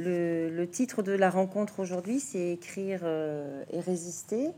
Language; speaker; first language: French; native; French